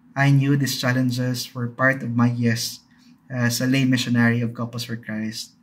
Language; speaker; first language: English; non-native, local second language; Bikol